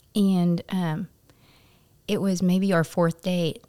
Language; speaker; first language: English; native; English